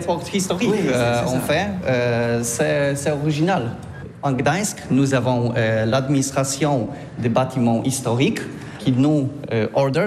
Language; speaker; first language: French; non-native, learner; Polish